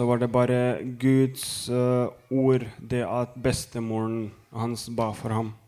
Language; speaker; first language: Norwegian; non-native, fluent; Lithuanian